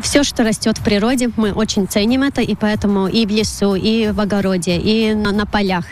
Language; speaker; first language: Russian; non-native, local second language; Latvian